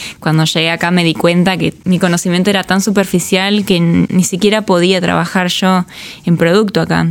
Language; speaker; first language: Spanish; native; Spanish